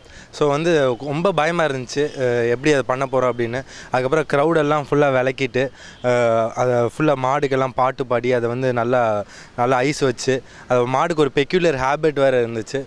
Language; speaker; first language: Tamil; native; Tamil